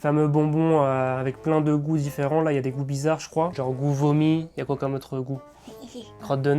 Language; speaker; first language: French; native; French